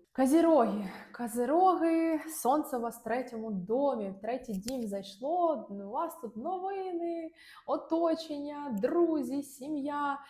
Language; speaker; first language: Ukrainian; non-native, local second language; Russian